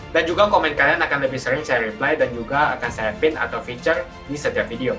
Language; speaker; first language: Indonesian; native; Indonesian